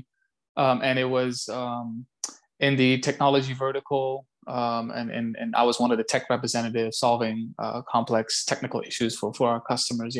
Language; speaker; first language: English; non-native, fluent; Turkish